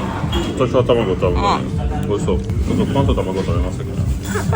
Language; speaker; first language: Japanese; non-native, fluent; French